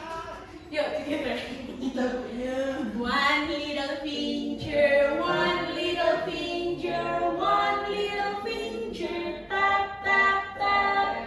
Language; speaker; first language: English; non-native, learner; Indonesian